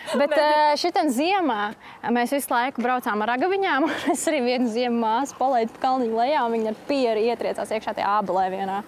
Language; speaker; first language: Latvian; native; Latvian